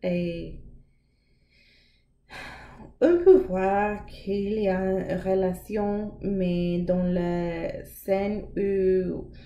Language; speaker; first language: French; non-native, learner; English